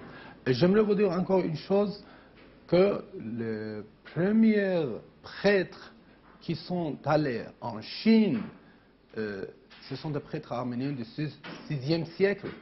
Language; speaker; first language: French; non-native, fluent; Armenian